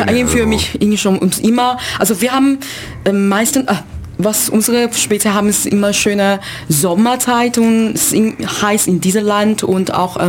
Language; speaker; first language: German; non-native, learner; Chinese